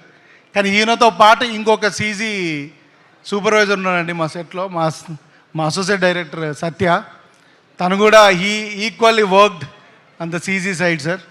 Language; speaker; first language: Telugu; native; Telugu